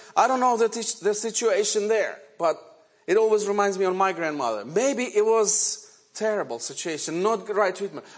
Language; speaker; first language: English; non-native, fluent; Ukrainian